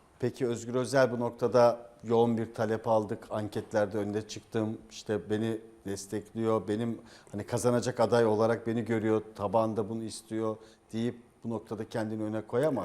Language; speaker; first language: Turkish; native; Turkish